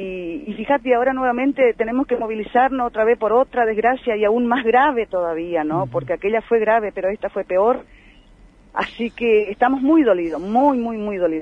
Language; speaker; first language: Spanish; native; Spanish